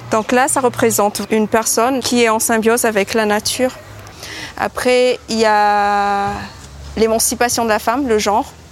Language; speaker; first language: French; non-native, local second language; Malagasy